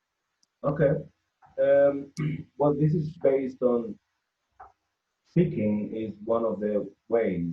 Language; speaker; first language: English; non-native, fluent; Spanish